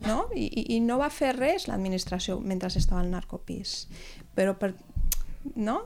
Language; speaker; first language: Catalan; non-native, local second language; Spanish